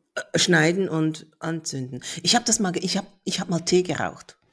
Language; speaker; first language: German; native; German